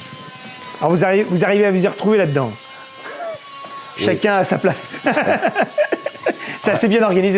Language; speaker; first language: French; native; French